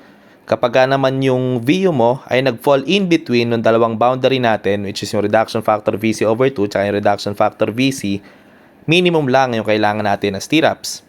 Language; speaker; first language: Filipino; native; Filipino